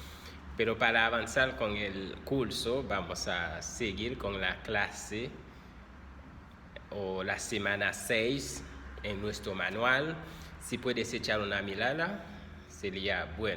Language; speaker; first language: Spanish; non-native, fluent; Haitian Creole